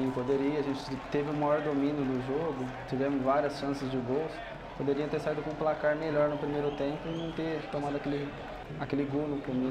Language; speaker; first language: Portuguese; native; Portuguese